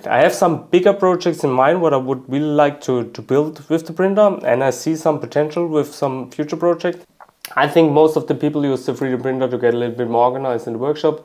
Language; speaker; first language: English; non-native, fluent; German